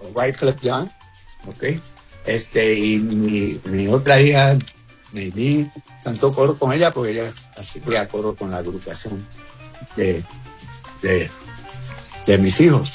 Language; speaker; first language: Spanish; early bilingual, heritage; Spanish